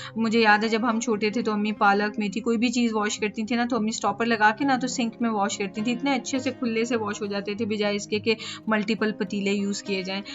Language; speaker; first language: Urdu; non-native, local second language; Punjabi